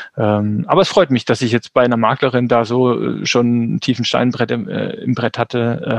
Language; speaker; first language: German; native; German